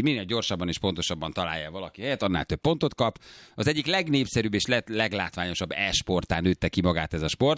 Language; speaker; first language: Hungarian; native; Hungarian